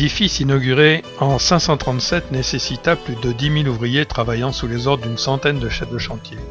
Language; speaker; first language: French; native; French